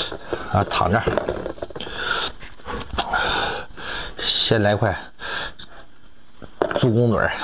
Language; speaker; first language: Chinese; native; Chinese